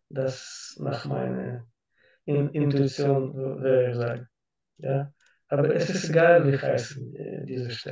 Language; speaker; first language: German; non-native, learner; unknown